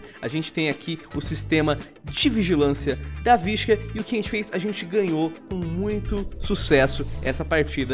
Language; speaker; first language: Portuguese; native; Portuguese